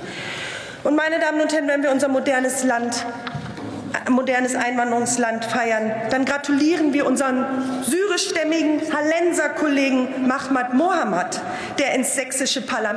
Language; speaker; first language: German; native; German